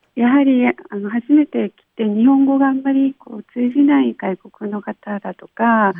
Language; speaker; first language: Japanese; non-native, fluent; Korean